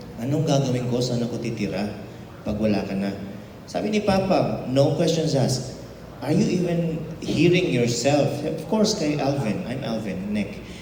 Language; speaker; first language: Filipino; native; Filipino